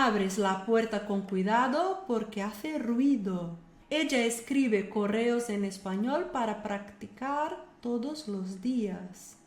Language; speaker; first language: Spanish; non-native, fluent; Portuguese